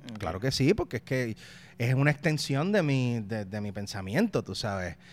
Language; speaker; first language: Spanish; native; Spanish